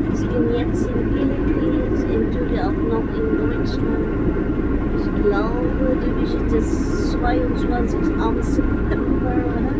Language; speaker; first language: German; non-native, learner; Filipino